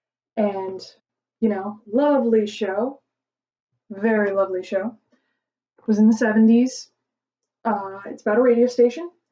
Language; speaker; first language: English; native; English